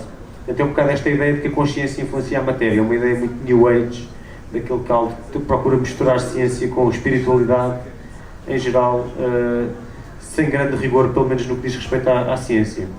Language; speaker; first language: Portuguese; native; Portuguese